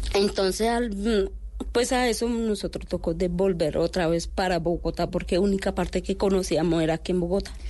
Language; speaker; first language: Spanish; non-native, local second language; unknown